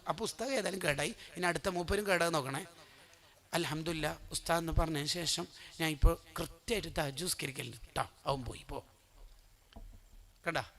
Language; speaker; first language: Malayalam; native; Malayalam